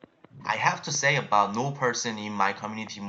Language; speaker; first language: English; non-native, learner; Korean